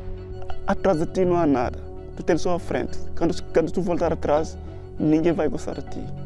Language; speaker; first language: Portuguese; non-native, learner; Wolof